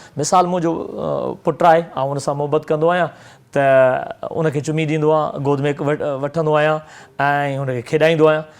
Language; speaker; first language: Sindhi; native; Sindhi